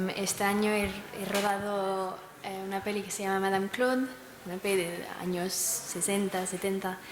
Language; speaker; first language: Spanish; non-native, fluent; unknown